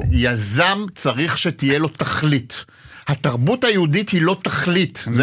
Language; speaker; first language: Hebrew; native; Hebrew